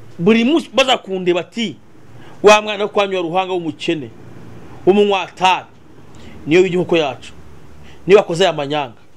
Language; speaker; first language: Kinyarwanda; native; Kinyarwanda